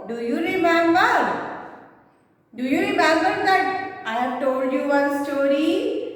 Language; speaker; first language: English; non-native, local second language; Hindi